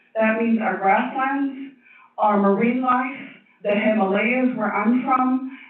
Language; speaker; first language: English; non-native, fluent; Chinese